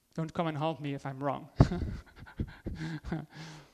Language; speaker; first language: English; non-native, fluent; Dutch